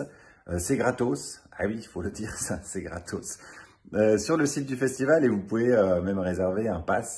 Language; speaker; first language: French; native; French